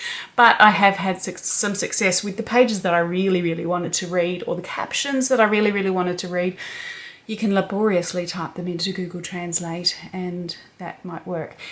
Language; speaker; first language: English; native; English